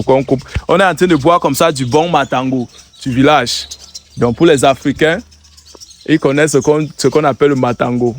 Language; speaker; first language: French; native; French